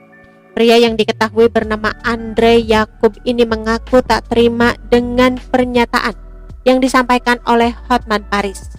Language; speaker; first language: Indonesian; native; Indonesian